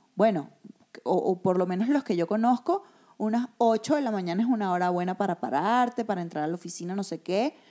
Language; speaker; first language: Spanish; native; Spanish